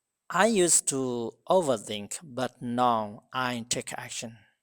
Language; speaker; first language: English; non-native, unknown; Burmese